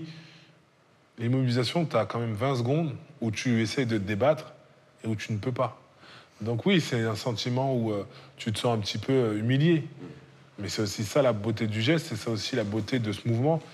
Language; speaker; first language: French; native; French